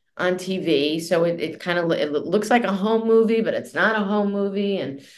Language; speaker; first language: English; native; English